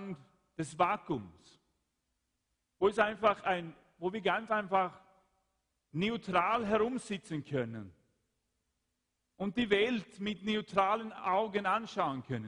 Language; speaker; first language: German; non-native, fluent; Swedish